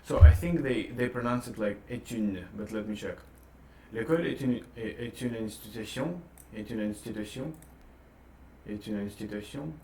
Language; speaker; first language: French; non-native, learner; Russian